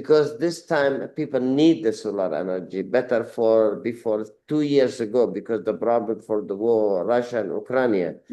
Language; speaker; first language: English; non-native, learner; Arabic